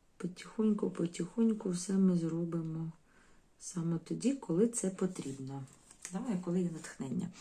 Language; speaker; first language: Ukrainian; non-native, local second language; Russian